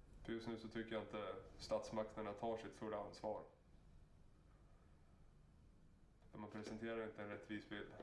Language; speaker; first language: Swedish; native; Swedish